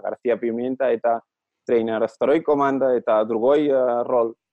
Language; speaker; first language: Russian; non-native, learner; Catalan